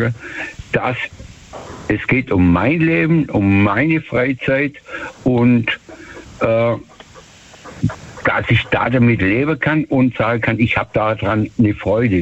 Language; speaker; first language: German; native; German